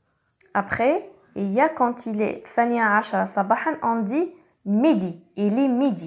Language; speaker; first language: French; non-native, local second language; Arabic